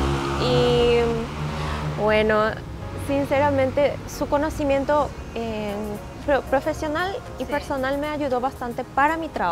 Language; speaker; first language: Spanish; non-native, fluent; Japanese